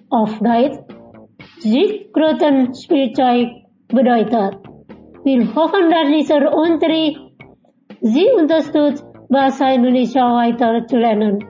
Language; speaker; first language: German; non-native, learner; Indonesian